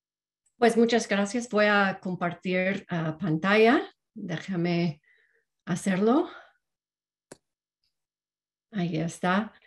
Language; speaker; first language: Spanish; non-native, fluent; English